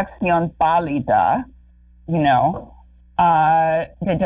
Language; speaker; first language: Spanish; non-native, fluent; English